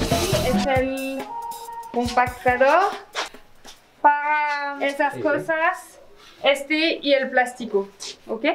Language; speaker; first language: Spanish; non-native, fluent; French